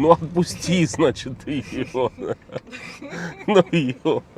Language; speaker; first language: Russian; native; Russian